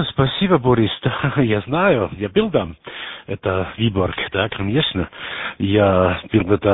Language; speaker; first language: Russian; non-native, learner; German